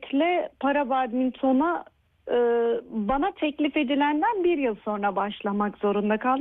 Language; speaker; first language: Turkish; native; Turkish